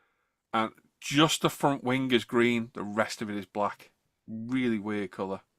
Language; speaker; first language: English; native; English